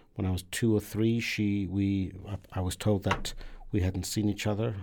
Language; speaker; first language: English; early bilingual, other home language; Persian